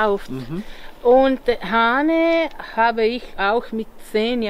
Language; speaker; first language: German; non-native, learner; Italian